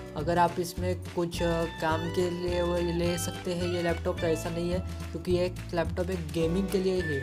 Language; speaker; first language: Hindi; non-native, local second language; Marathi